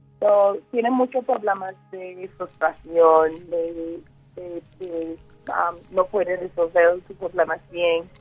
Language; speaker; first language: Spanish; non-native, learner; English